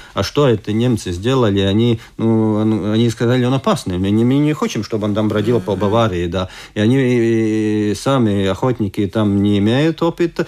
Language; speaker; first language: Russian; non-native, local second language; Latvian